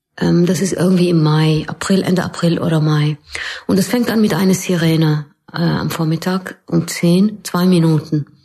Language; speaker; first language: German; non-native, fluent; Arabic